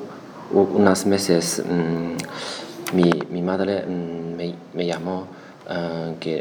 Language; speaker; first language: Spanish; non-native, learner; Chinese